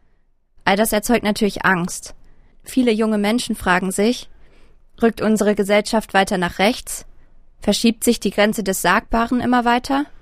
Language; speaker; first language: German; native; German